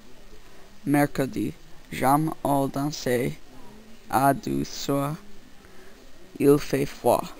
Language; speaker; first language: French; non-native, learner; English